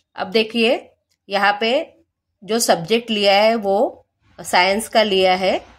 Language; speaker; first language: Hindi; non-native, local second language; Marathi